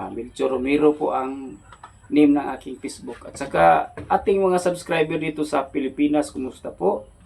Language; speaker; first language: Filipino; non-native, local second language; Cebuano